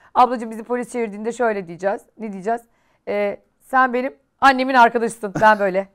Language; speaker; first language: Turkish; native; Turkish